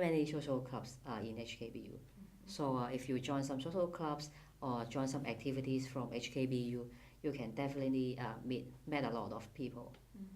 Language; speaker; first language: English; non-native, fluent; Cantonese